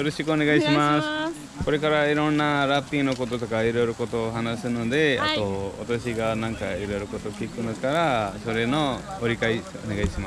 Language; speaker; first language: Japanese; non-native, fluent; Nepali